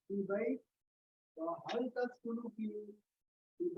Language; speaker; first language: Arabic; non-native, learner; Urdu